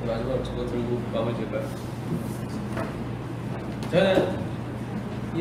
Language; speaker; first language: Korean; native; Korean